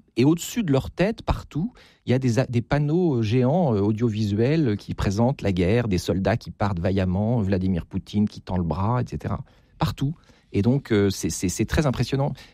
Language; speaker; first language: French; native; French